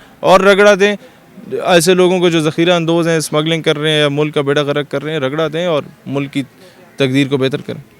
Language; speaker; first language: Urdu; non-native, local second language; Punjabi